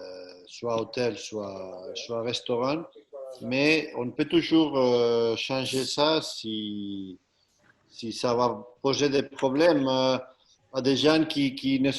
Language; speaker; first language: French; non-native, fluent; Catalan